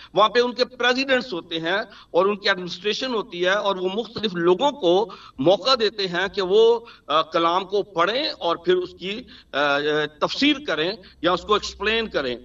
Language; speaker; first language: Urdu; non-native, local second language; Punjabi